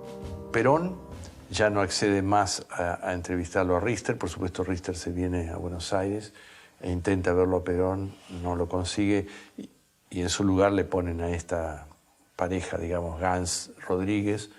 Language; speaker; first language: Spanish; native; Spanish